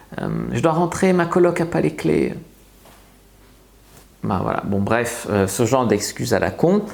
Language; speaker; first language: French; native; French